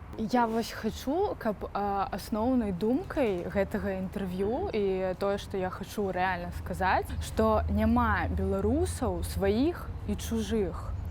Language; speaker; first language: Belarusian; non-native, local second language; Russian